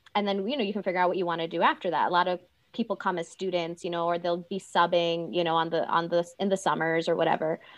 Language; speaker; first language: English; early bilingual, other home language; Urdu